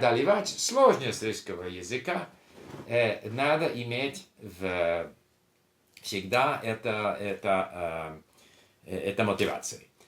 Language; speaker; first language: Russian; non-native, learner; English